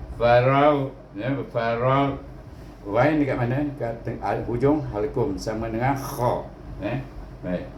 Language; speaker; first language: Malay; native; Malay